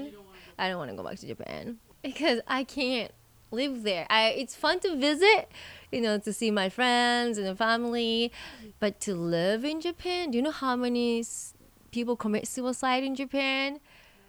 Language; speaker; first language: English; non-native, fluent; Japanese